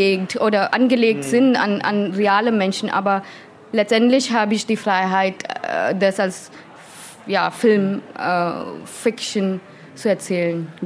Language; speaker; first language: German; non-native, learner; Hindi